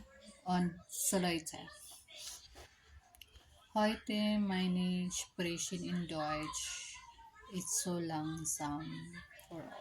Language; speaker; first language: German; non-native, learner; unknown